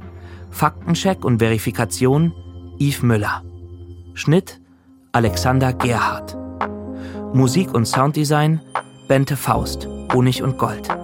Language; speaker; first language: German; native; German